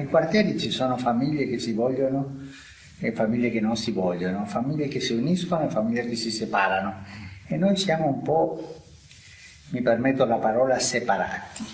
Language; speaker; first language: Italian; non-native, fluent; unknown